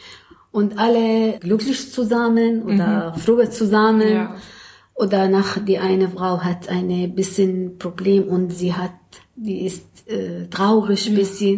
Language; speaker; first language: German; non-native, learner; Arabic